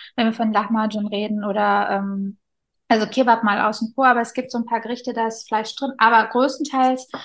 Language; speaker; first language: German; early bilingual, other home language; Turkish